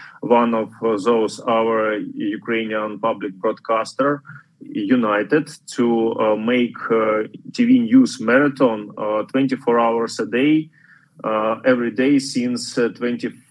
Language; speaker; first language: English; non-native, fluent; Ukrainian